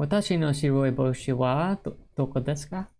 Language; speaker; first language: Japanese; non-native, learner; English